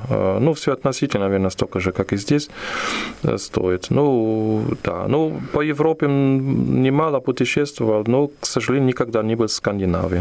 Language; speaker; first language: Russian; non-native, fluent; German